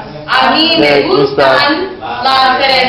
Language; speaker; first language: Spanish; non-native, fluent; English